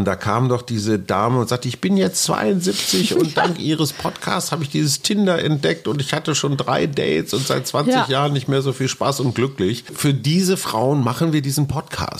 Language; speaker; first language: German; native; German